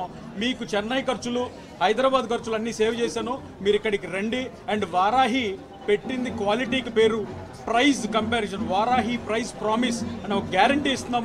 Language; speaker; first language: Telugu; native; Telugu